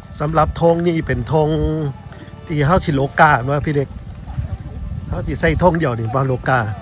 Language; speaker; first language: Thai; native; Thai